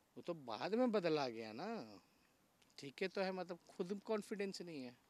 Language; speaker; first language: Hindi; native; Hindi